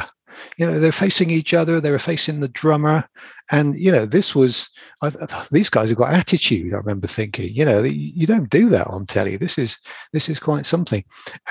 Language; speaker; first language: English; native; English